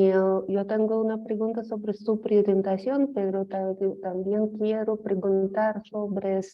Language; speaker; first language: Spanish; non-native, fluent; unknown